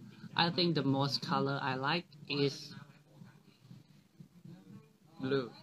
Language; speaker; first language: English; non-native, learner; Thai